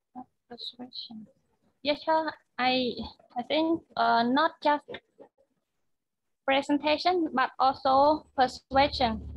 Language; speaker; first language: English; non-native, learner; Khmer